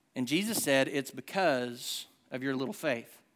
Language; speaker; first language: English; native; English